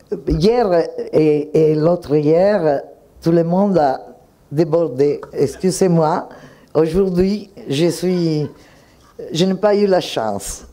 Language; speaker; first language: French; non-native, fluent; Italian